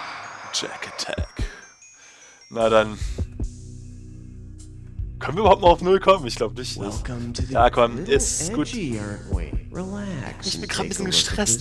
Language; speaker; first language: German; native; German